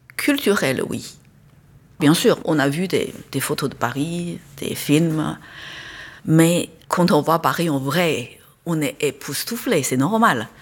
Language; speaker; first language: French; non-native, fluent; Chinese